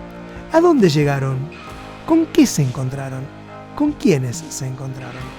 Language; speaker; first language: Spanish; native; Spanish